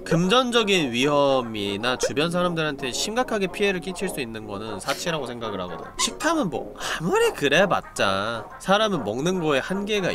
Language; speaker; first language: Korean; native; Korean